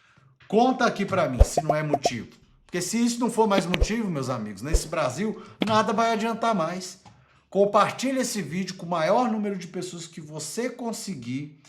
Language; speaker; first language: Portuguese; native; Portuguese